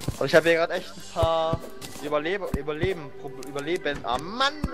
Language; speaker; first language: German; native; German